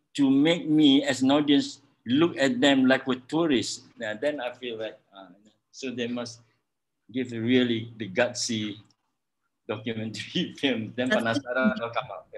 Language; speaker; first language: English; non-native, local second language; Malay